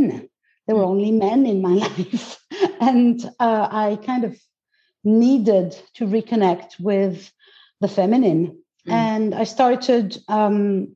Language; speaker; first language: English; non-native, fluent; Greek